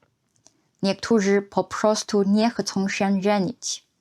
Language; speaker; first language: Polish; non-native, fluent; Chinese